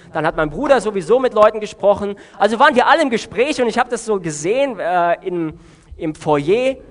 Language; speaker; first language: German; early bilingual, other home language; Romanian